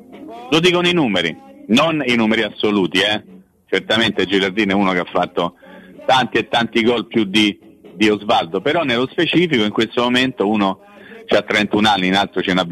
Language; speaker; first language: Italian; native; Italian